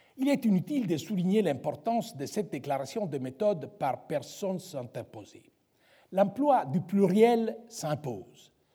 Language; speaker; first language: French; non-native, fluent; Italian